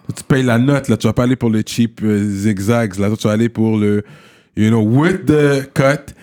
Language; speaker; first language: French; native; French